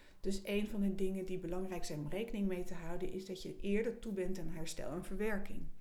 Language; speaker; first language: Dutch; native; Dutch